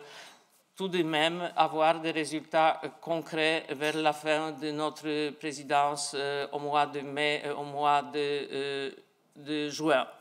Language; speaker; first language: French; non-native, fluent; Polish